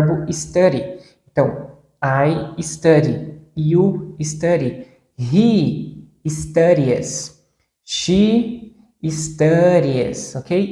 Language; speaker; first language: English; non-native, fluent; Portuguese